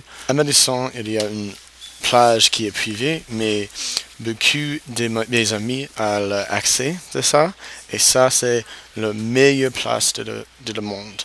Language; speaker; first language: French; non-native, learner; English